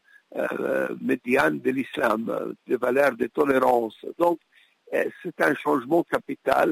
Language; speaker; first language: French; non-native, local second language; Arabic